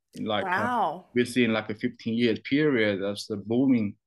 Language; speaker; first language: English; non-native, fluent; Chinese